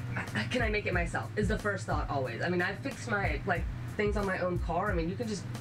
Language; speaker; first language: English; native; English